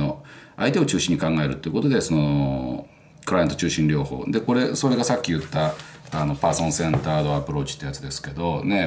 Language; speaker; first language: Japanese; native; Japanese